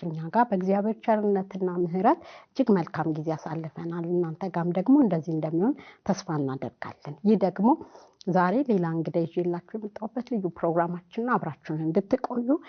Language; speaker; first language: Amharic; native; Amharic